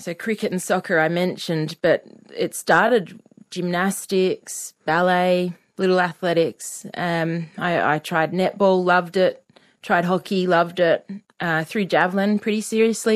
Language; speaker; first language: English; native; English